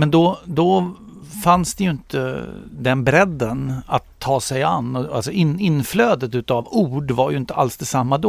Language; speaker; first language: Swedish; native; Swedish